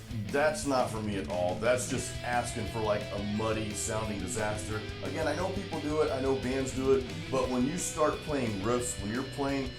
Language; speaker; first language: English; native; English